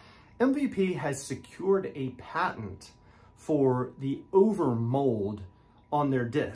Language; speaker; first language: English; native; English